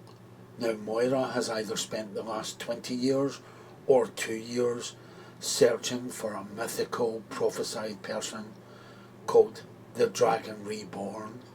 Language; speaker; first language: English; native; English